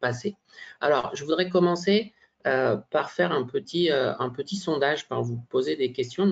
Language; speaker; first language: French; native; French